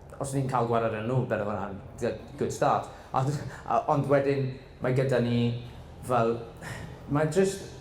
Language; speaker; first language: Welsh; non-native, local second language; English